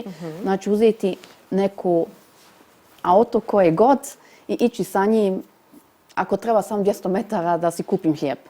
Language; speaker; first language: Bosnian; early bilingual, heritage; Bosnian